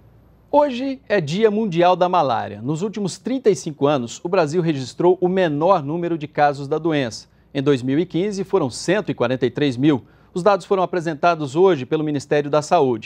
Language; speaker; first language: Portuguese; native; Portuguese